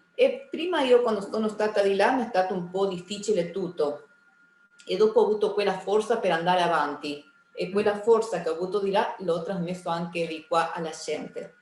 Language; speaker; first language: Italian; early bilingual, heritage; Spanish